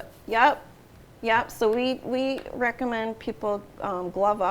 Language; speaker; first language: English; native; English